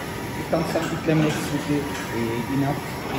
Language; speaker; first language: English; non-native, learner; Turkish